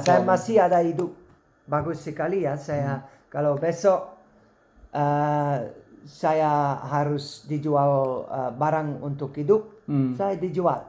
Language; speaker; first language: Indonesian; non-native, learner; Dutch